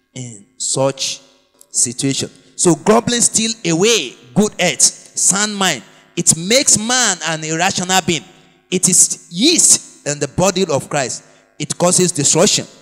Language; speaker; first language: English; non-native, local second language; Yoruba